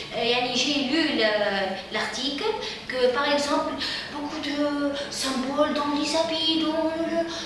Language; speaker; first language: French; non-native, learner; Arabic